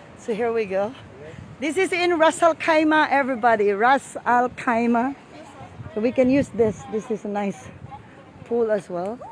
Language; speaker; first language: English; non-native, local second language; Filipino